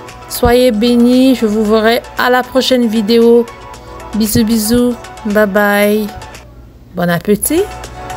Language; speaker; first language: French; non-native, local second language; Lingala